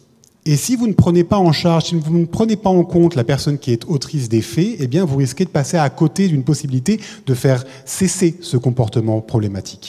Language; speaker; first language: French; native; French